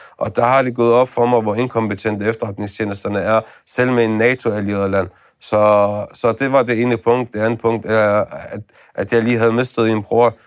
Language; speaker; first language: Danish; early bilingual, other home language; Arabic